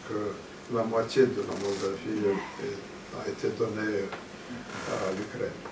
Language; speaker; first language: French; non-native, fluent; Romanian